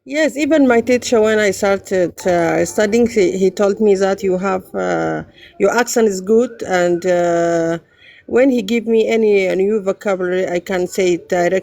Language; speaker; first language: English; non-native, learner; Arabic